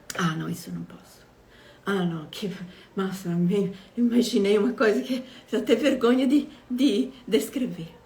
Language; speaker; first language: Portuguese; non-native, fluent; Italian